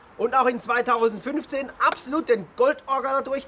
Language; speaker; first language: German; native; German